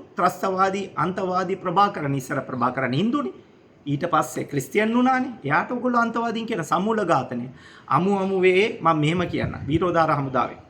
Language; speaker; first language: Sinhala; non-native, local second language; Tamil